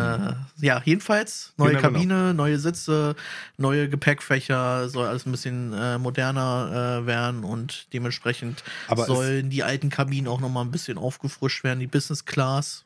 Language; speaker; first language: German; native; German